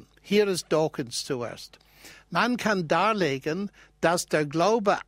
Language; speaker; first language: German; non-native, fluent; English